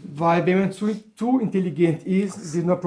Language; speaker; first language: German; non-native, learner; Portuguese